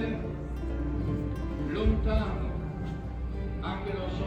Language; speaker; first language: Italian; non-native, fluent; Polish